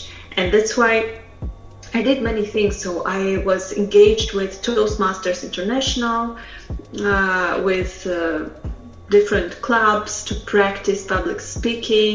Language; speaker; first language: English; non-native, fluent; Russian